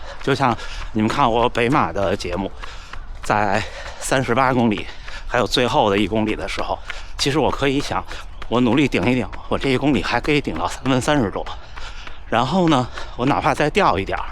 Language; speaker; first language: Chinese; native; Chinese